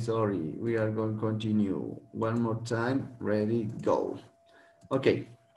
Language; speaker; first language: English; non-native, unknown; Spanish